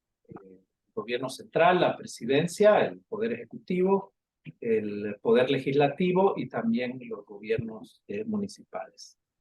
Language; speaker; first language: Spanish; native; Spanish